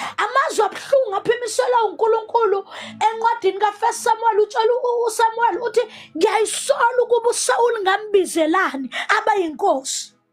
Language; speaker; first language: Zulu; non-native, local second language; Southern Sotho